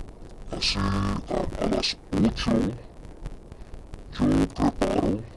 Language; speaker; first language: Spanish; non-native, fluent; English